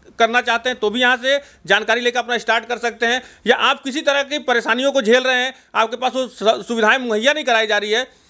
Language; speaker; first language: Hindi; native; Hindi